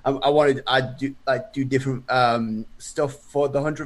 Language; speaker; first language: English; native; English